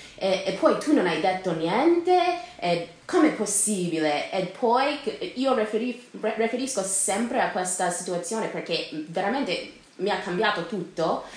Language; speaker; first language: Italian; non-native, fluent; English